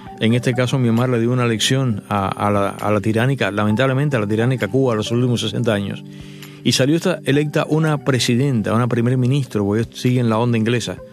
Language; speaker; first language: Spanish; native; Spanish